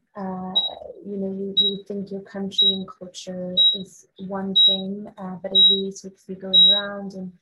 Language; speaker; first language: English; non-native, fluent; Arabic